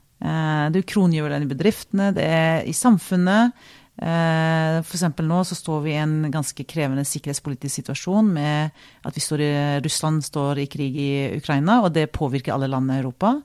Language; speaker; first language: Norwegian; native; Norwegian